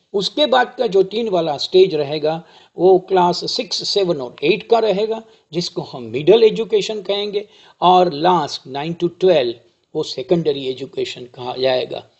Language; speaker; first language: Hindi; non-native, local second language; Gujarati